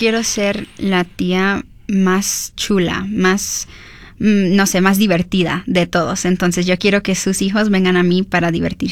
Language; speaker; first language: Spanish; early bilingual, heritage; Spanish